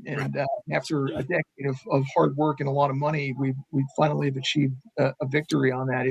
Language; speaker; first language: English; native; English